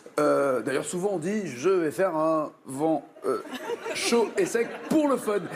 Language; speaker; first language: French; native; French